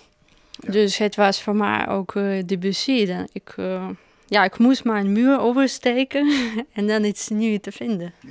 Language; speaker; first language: Dutch; non-native, fluent; Russian